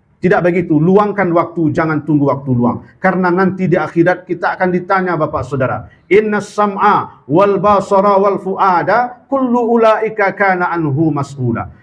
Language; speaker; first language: Malay; non-native, local second language; Minangkabau